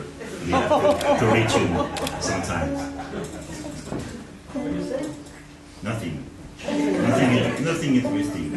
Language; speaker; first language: English; non-native, learner; French